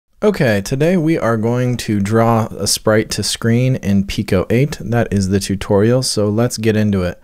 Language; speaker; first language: English; native; English